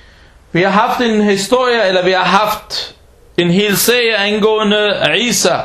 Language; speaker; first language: Danish; early bilingual, other home language; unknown